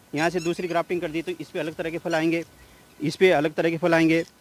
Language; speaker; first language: Hindi; native; Hindi